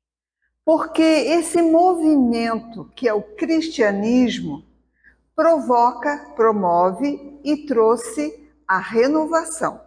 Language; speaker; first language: Portuguese; native; Portuguese